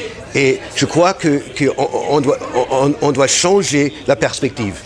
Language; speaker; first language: French; non-native, fluent; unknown